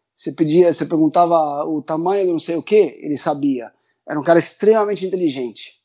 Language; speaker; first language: Portuguese; early bilingual, other home language; Spanish